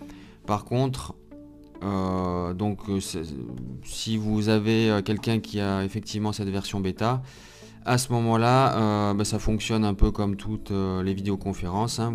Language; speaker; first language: French; native; French